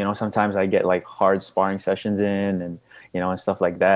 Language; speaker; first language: English; non-native, local second language; Cebuano